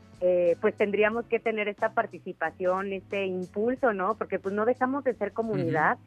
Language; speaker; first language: Spanish; native; Spanish